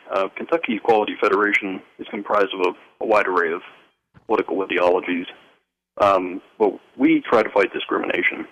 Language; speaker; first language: English; native; English